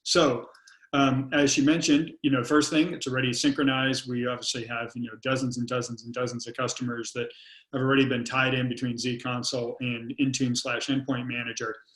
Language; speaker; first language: English; native; English